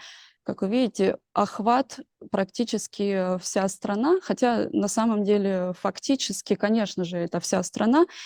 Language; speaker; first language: Russian; native; Russian